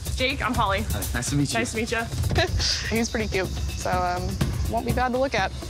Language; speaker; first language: English; native; English